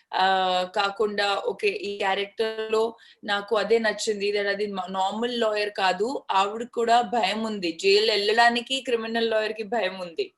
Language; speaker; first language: Telugu; non-native, learner; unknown